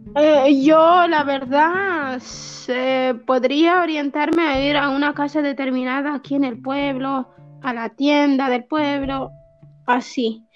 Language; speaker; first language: Spanish; early bilingual, other home language; Arabic